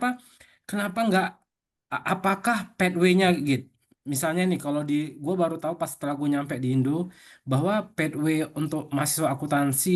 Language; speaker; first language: Indonesian; native; Indonesian